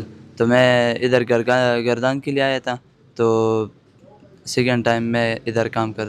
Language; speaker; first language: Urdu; non-native, local second language; Pashto